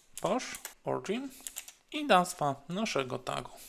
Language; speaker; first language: Polish; native; Polish